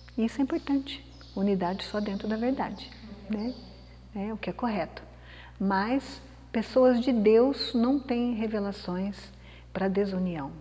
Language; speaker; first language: Portuguese; native; Portuguese